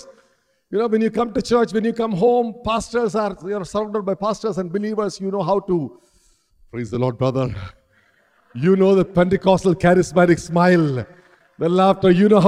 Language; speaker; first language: English; non-native, local second language; Malayalam